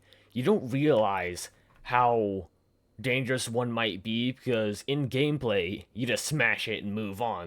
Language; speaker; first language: English; native; English